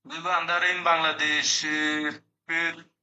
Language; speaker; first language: Italian; non-native, learner; Bangla